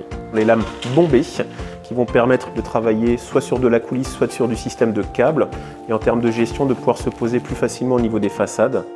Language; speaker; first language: French; native; French